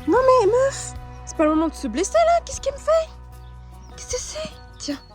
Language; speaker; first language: French; native; French